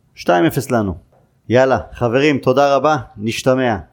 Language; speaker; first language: Hebrew; early bilingual, other home language; Afrikaans